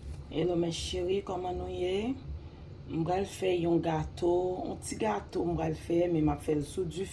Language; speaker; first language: French; non-native, local second language; Haitian Creole